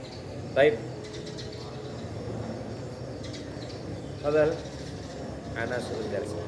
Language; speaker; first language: Arabic; non-native, fluent; Indonesian